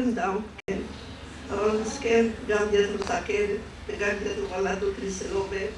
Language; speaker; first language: Hebrew; non-native, fluent; Spanish